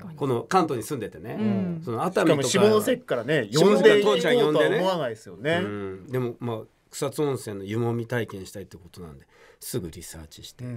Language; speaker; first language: Japanese; native; Japanese